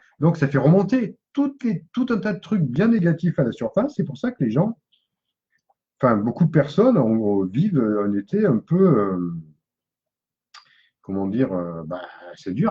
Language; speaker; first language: French; native; French